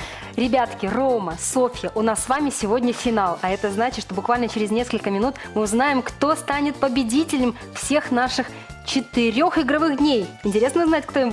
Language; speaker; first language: Russian; native; Russian